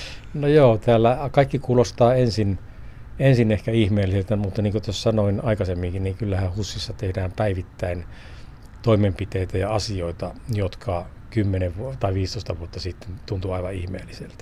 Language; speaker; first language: Finnish; native; Finnish